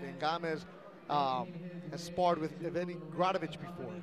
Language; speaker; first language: English; early bilingual, other home language; Spanish